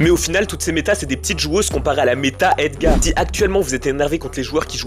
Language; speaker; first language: French; native; French